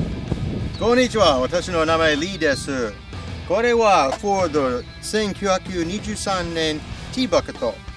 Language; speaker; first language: Japanese; non-native, learner; English